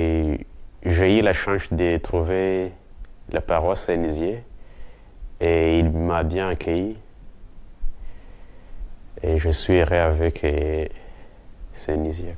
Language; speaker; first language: French; non-native, local second language; Kinyarwanda